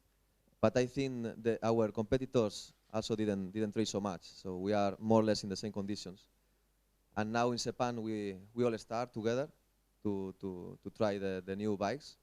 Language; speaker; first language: English; non-native, fluent; Spanish